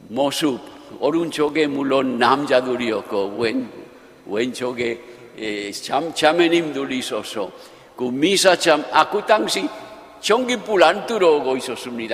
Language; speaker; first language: Korean; non-native, fluent; Japanese